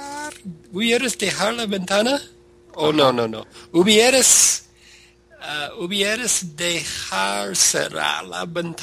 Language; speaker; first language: Spanish; non-native, learner; English